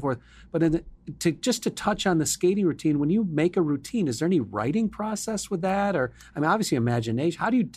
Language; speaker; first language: English; native; English